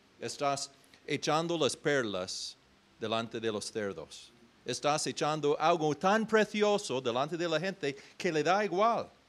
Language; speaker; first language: Spanish; non-native, fluent; English